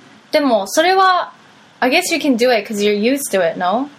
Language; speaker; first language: English; non-native, fluent; Japanese